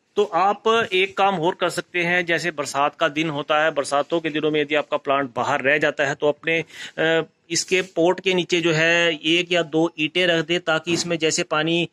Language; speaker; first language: Hindi; native; Hindi